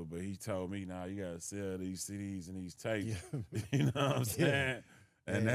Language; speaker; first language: English; native; English